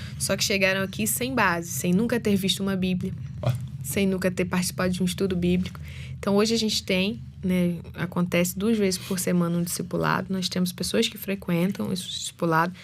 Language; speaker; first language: Portuguese; native; Portuguese